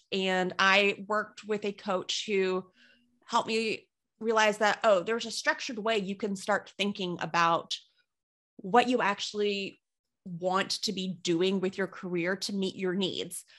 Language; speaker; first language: English; native; English